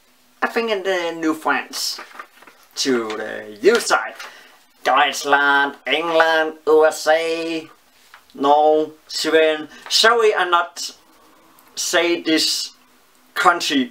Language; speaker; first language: English; non-native, learner; Danish